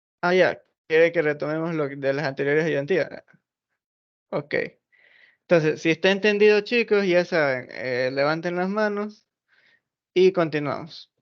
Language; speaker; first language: Spanish; native; Spanish